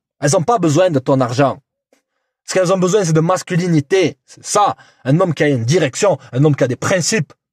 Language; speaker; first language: French; native; French